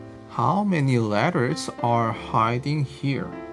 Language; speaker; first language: English; non-native, fluent; Korean